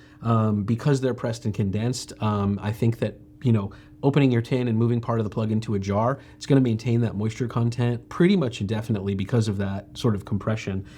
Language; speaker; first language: English; native; English